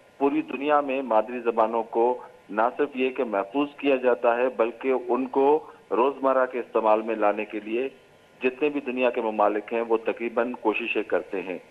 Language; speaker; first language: Urdu; non-native, local second language; Sindhi